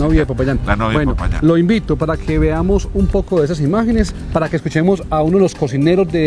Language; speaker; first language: Spanish; native; Spanish